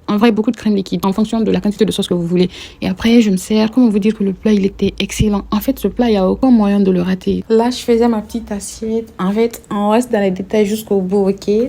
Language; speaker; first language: French; non-native, local second language; Fula